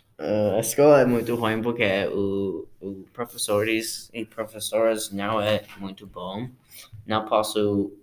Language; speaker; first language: Portuguese; non-native, learner; English